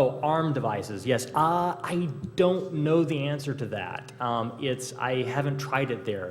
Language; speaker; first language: English; native; English